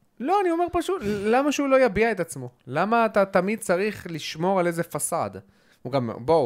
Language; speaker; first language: Hebrew; native; Hebrew